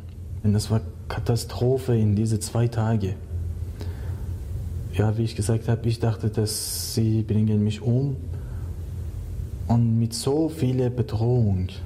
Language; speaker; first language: German; non-native, learner; Persian